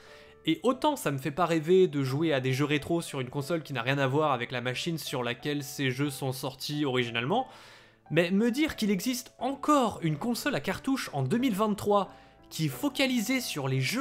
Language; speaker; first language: French; native; French